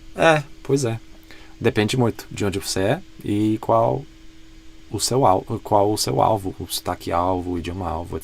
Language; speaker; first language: Portuguese; non-native, fluent; English